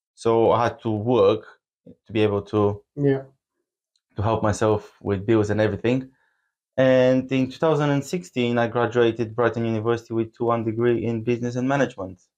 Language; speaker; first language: English; non-native, fluent; Bulgarian